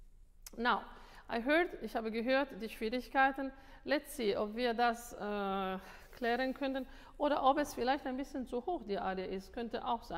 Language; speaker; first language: German; non-native, fluent; Italian